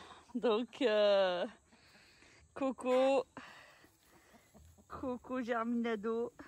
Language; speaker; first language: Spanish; non-native, learner; French